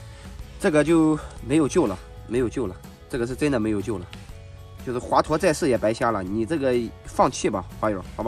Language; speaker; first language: Chinese; native; Chinese